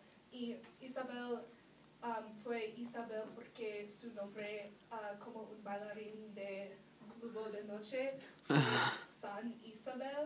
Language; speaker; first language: Spanish; non-native, learner; English